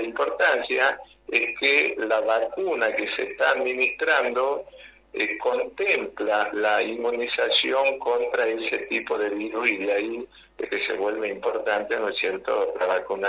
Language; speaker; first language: Spanish; native; Spanish